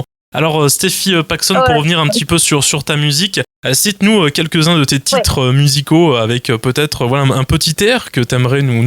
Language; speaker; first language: French; native; French